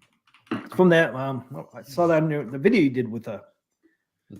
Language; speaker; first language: English; native; English